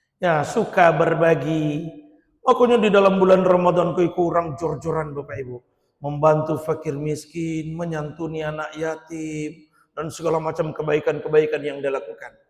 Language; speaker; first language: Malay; non-native, local second language; Minangkabau